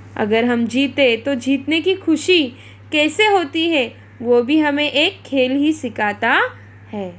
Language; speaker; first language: Hindi; non-native, local second language; Marathi